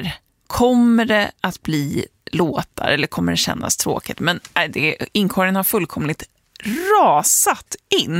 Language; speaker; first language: Swedish; native; Swedish